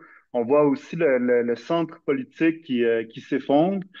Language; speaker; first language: French; native; French